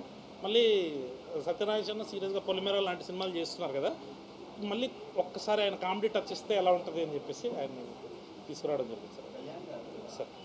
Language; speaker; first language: Telugu; native; Telugu